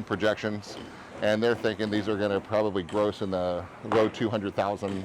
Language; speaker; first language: English; native; English